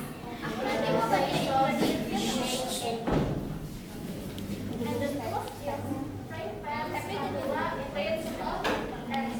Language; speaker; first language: English; non-native, learner; Indonesian